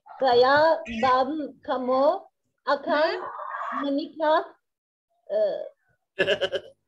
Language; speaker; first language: Indonesian; non-native, learner; Turkish